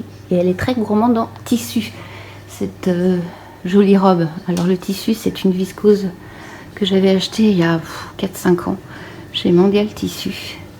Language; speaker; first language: French; native; French